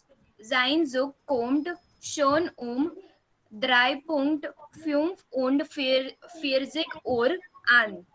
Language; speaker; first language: German; non-native, learner; Marathi